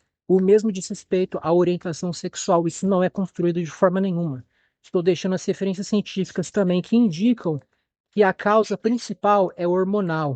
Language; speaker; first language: Portuguese; native; Portuguese